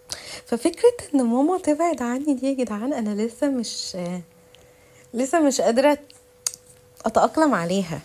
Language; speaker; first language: Arabic; native; Arabic